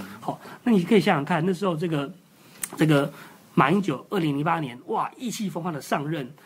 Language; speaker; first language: Chinese; native; Chinese